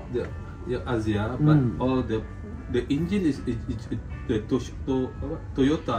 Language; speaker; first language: English; non-native, local second language; Malay